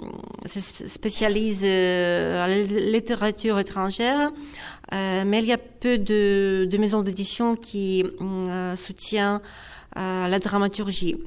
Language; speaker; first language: French; non-native, fluent; Ukrainian